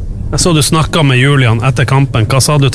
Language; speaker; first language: Norwegian; native; Norwegian